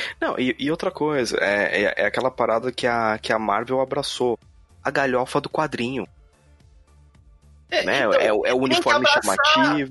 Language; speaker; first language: Portuguese; native; Portuguese